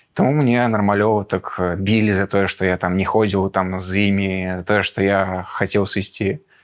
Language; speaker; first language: Belarusian; non-native, local second language; Russian